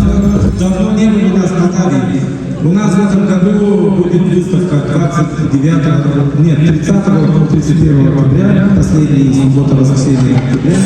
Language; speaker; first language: Russian; non-native, local second language; Romanian